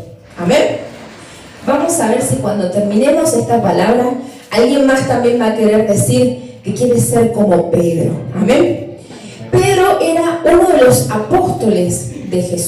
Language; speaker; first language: Spanish; native; Spanish